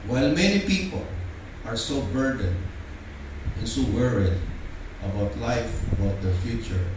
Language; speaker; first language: English; non-native, local second language; Filipino